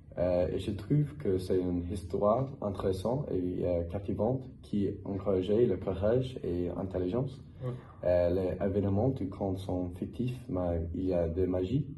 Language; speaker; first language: French; non-native, learner; English